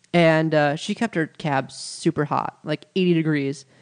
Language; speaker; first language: English; native; English